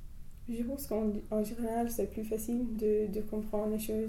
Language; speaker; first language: French; non-native, learner; English